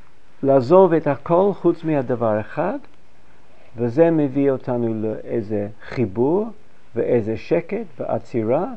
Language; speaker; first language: Hebrew; non-native, fluent; English